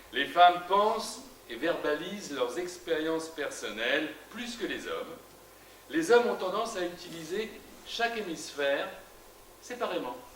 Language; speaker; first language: French; native; French